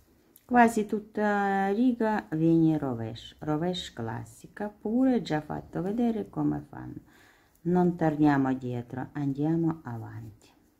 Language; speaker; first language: Italian; non-native, learner; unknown